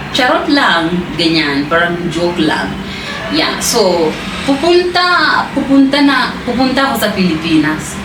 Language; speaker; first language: Filipino; non-native, fluent; Swahili